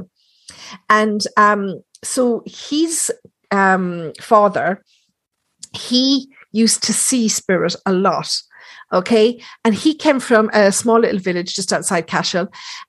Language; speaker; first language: English; native; English